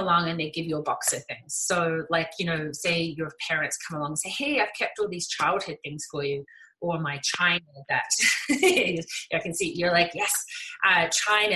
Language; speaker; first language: English; native; English